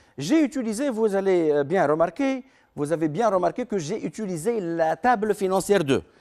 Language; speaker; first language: French; non-native, local second language; Arabic